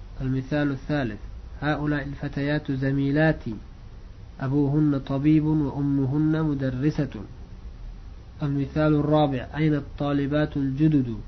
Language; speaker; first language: Arabic; non-native, fluent; Uzbek